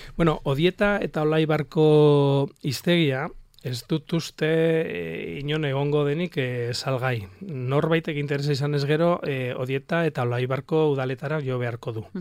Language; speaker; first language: Basque; non-native, local second language; Spanish